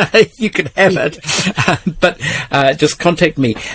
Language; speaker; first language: English; native; English